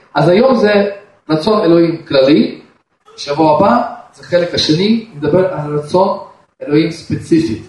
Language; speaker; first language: Hebrew; non-native, fluent; Russian